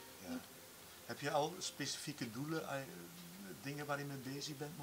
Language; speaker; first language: Dutch; native; Dutch